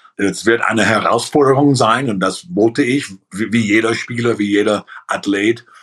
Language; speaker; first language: German; early bilingual, heritage; German